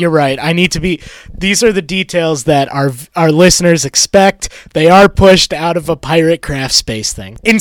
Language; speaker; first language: English; native; English